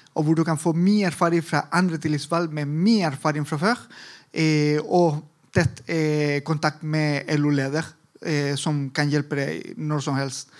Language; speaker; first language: Norwegian; non-native, fluent; Italian